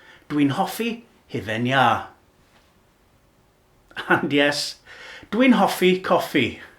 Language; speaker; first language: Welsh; non-native, learner; English